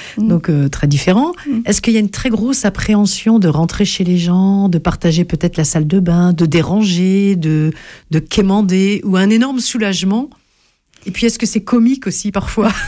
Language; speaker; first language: French; native; French